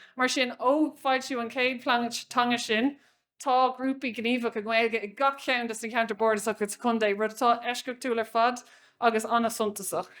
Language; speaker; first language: Irish; non-native, local second language; English